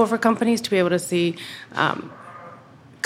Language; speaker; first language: English; non-native, local second language; Urdu